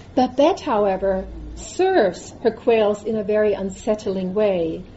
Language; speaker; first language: English; non-native, fluent; German